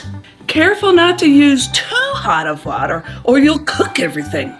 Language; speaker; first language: English; native; English